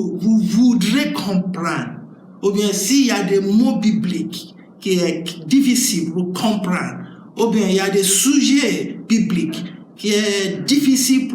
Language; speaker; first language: French; non-native, learner; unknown